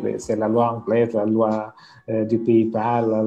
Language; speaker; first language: French; non-native, fluent; Portuguese